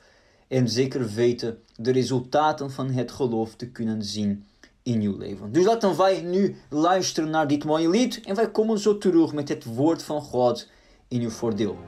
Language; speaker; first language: Dutch; non-native, fluent; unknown